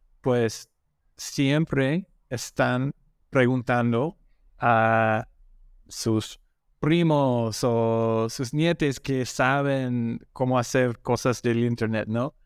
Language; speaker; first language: Spanish; non-native, learner; English